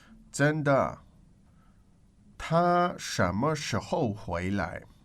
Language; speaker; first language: Chinese; non-native, learner; English